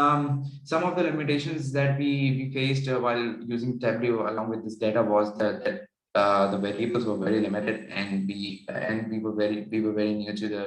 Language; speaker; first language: English; non-native, local second language; Urdu